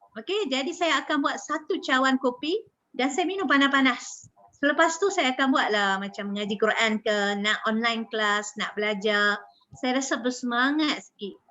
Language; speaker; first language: Malay; native; Malay